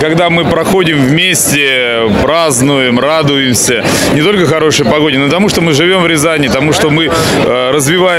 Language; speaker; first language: Russian; native; Russian